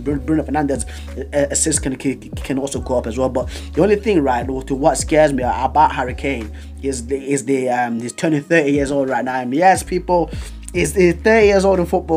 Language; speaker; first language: English; native; English